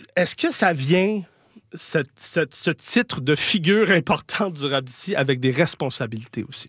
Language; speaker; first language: French; native; French